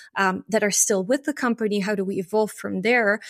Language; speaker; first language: English; non-native, fluent; French